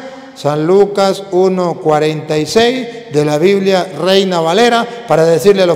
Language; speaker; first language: Spanish; native; Spanish